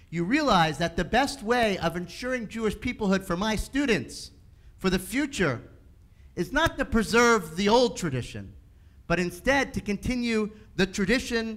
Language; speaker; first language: English; native; English